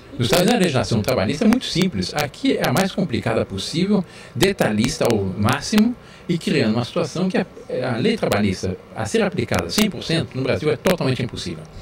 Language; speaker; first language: Portuguese; early bilingual, other home language; French